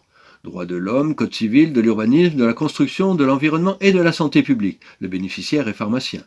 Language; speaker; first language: French; native; French